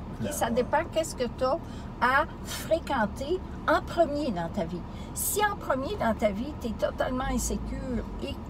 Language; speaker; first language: French; native; French